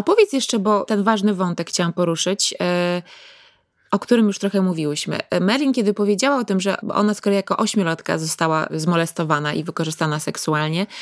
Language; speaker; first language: Polish; native; Polish